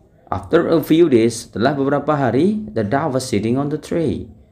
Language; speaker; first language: English; non-native, fluent; Indonesian